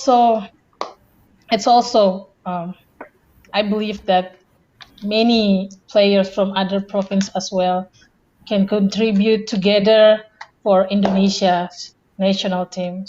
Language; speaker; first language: English; non-native, fluent; Indonesian